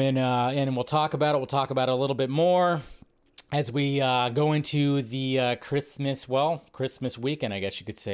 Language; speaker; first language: English; native; English